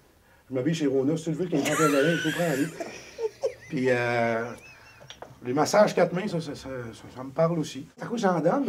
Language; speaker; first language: French; native; French